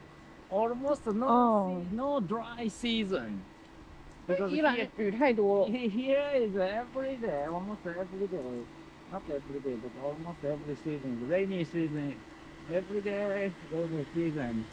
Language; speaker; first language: English; non-native, learner; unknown